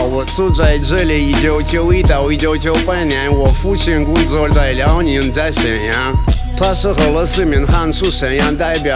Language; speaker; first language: Chinese; non-native, learner; Russian